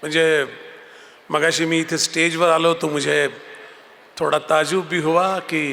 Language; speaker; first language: Hindi; non-native, local second language; Marathi